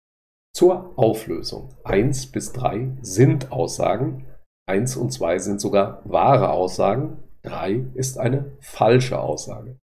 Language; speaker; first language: German; native; German